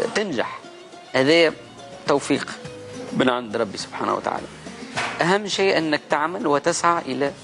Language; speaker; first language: Arabic; native; Arabic